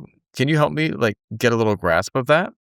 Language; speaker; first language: English; native; English